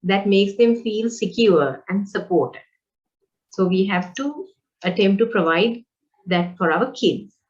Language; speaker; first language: English; non-native, local second language; Sinhala